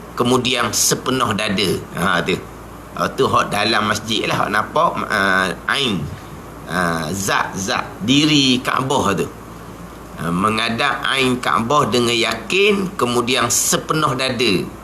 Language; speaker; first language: Malay; native; Malay